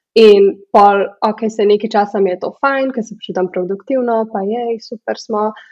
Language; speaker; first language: Slovenian; early bilingual, heritage; Slovenian